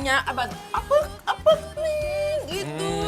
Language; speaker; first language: Indonesian; non-native, fluent; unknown